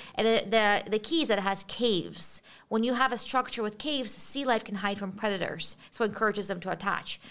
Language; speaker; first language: English; early bilingual, other home language; Russian